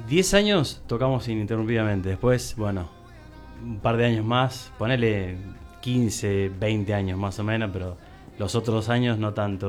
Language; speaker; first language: Spanish; native; Spanish